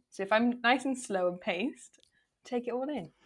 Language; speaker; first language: English; native; English